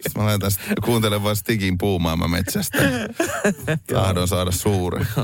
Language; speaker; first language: Finnish; native; Finnish